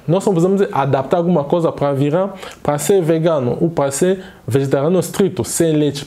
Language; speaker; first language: Portuguese; non-native, fluent; Swahili